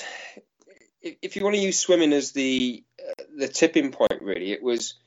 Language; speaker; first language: English; native; English